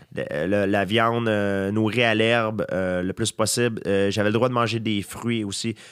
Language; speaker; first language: French; native; French